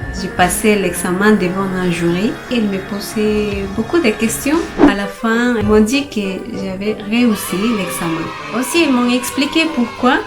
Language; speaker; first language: French; non-native, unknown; Spanish